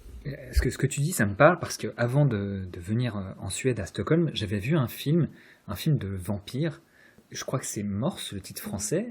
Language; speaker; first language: French; native; French